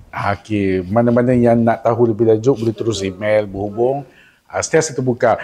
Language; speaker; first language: Malay; native; Malay